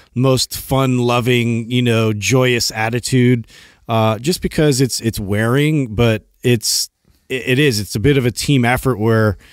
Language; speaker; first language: English; native; English